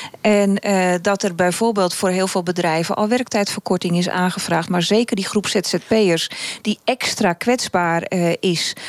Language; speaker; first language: Dutch; native; Dutch